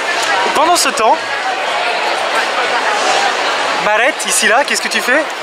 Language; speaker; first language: French; native; French